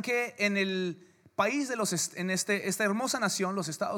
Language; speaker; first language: Spanish; early bilingual, heritage; English